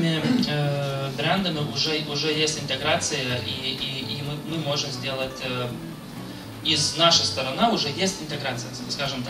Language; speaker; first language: Russian; non-native, fluent; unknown